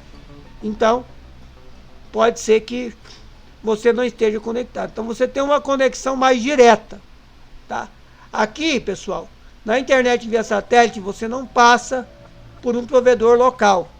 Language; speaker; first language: Portuguese; native; Portuguese